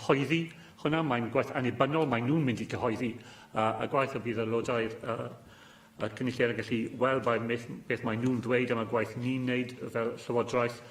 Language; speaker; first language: Welsh; non-native, local second language; English